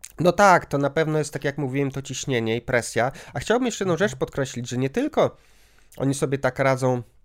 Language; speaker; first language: Polish; native; Polish